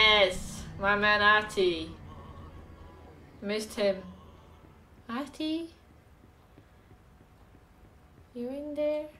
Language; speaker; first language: English; non-native, fluent; French